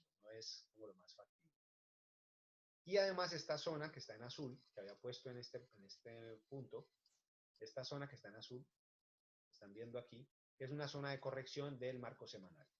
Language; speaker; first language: Spanish; native; Spanish